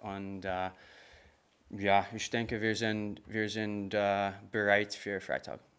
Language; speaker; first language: German; non-native, learner; English